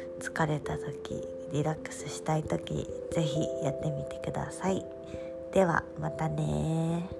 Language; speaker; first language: Japanese; native; Japanese